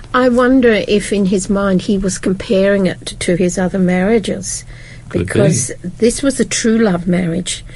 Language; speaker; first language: English; native; English